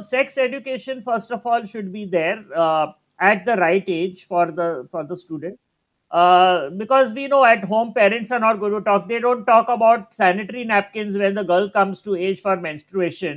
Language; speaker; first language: English; non-native, local second language; Gujarati